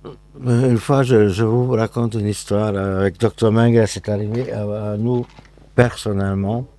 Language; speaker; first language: French; non-native, fluent; Hungarian